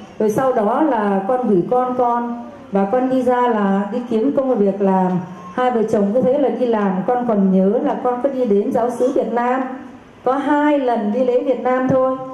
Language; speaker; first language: Vietnamese; native; Vietnamese